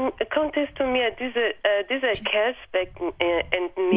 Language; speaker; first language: German; non-native, fluent; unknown